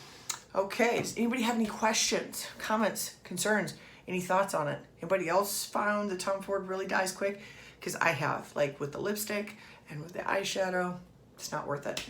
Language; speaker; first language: English; native; English